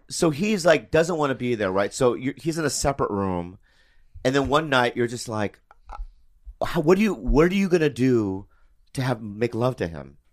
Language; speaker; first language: English; native; English